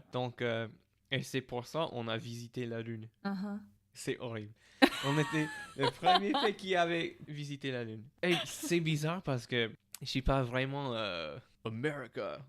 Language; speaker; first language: French; non-native, fluent; English